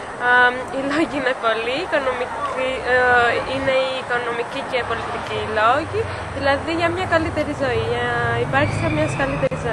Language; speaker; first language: Greek; non-native, fluent; Albanian